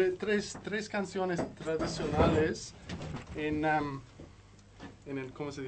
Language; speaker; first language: Spanish; non-native, learner; English